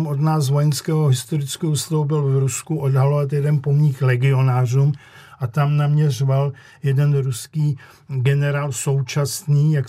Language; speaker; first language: Czech; native; Czech